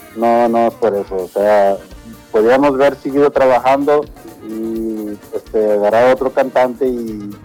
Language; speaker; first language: Spanish; early bilingual, heritage; Spanish